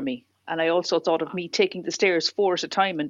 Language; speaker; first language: English; native; English